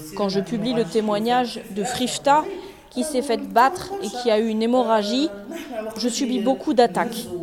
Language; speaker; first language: French; non-native, local second language; Arabic